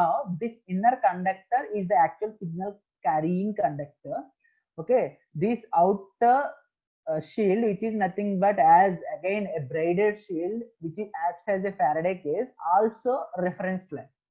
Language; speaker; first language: English; non-native, local second language; Telugu